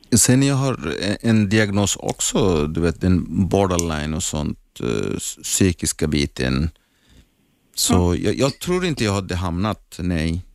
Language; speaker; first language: Swedish; non-native, learner; Arabic